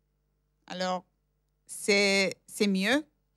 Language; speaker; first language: French; non-native, fluent; Romanian